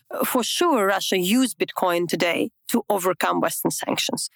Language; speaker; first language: English; non-native, fluent; Ukrainian